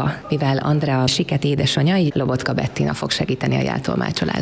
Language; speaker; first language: Hungarian; native; Hungarian